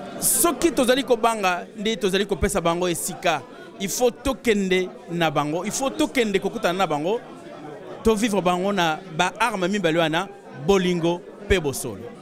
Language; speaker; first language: Lingala; non-native, local second language; Luba-Lulua